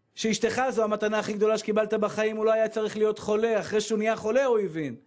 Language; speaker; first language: Hebrew; native; Hebrew